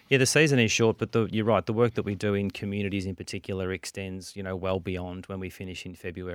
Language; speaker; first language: English; native; English